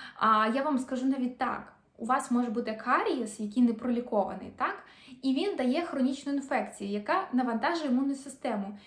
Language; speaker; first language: Ukrainian; non-native, local second language; Russian